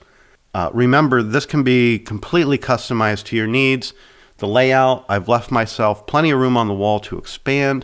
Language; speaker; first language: English; native; English